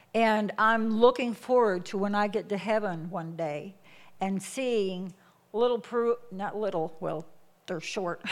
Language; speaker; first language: English; native; English